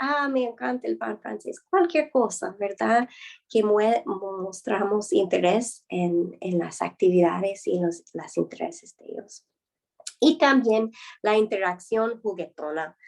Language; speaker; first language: Spanish; non-native, fluent; English